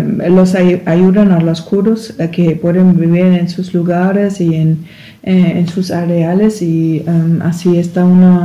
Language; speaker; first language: Spanish; non-native, learner; German